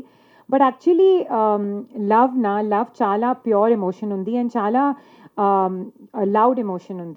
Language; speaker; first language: Telugu; non-native, learner; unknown